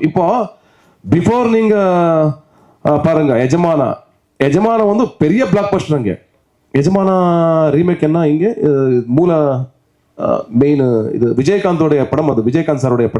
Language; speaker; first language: Tamil; non-native, local second language; Kannada